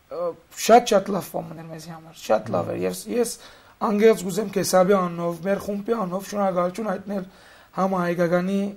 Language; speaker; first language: Armenian; early bilingual, heritage; Armenian